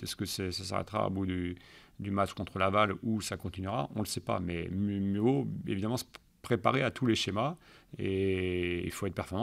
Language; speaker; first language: French; native; French